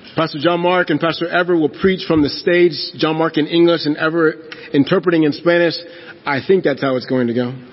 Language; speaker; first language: English; native; English